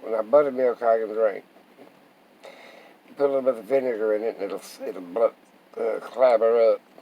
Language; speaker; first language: English; native; English